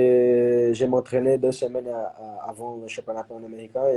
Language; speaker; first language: French; non-native, learner; Portuguese